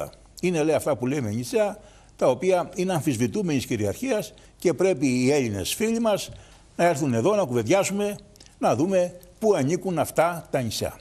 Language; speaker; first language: Greek; native; Greek